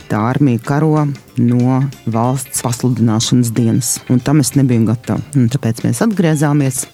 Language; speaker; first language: Latvian; non-native, local second language; Russian